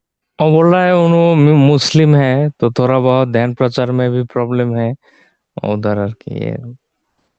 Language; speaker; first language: Hindi; non-native, local second language; Bangla